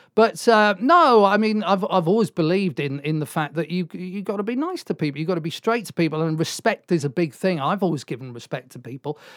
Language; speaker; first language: English; native; English